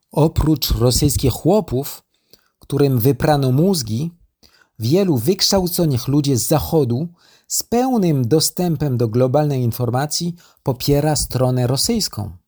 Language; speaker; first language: Polish; non-native, learner; French